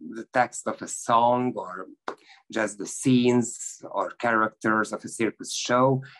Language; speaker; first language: English; non-native, fluent; Hungarian